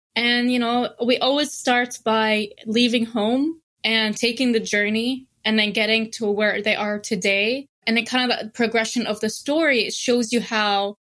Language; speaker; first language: English; non-native, fluent; Arabic